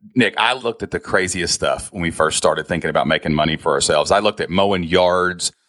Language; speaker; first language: English; native; English